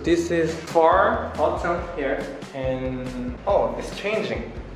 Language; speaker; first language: English; non-native, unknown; Korean